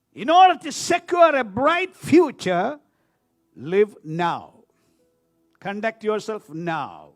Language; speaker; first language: English; non-native, local second language; Malayalam